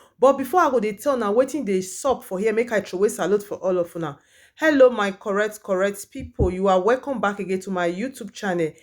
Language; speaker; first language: Nigerian Pidgin; native; Nigerian Pidgin